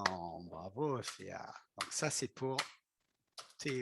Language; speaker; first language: French; non-native, fluent; English